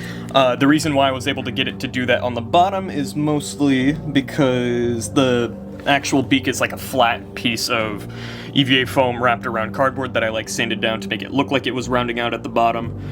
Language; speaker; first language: English; native; English